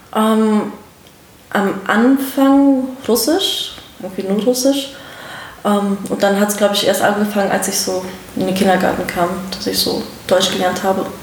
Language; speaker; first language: German; early bilingual, other home language; Russian